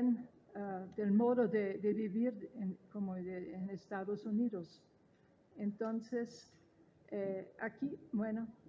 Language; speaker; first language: Spanish; non-native, fluent; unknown